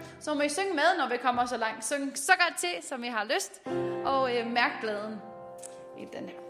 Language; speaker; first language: Danish; non-native, fluent; English